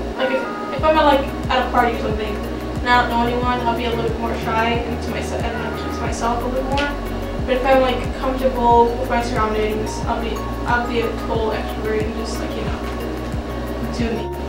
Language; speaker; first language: English; native; English